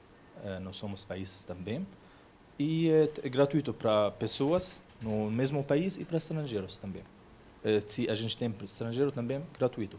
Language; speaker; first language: Portuguese; non-native, learner; Arabic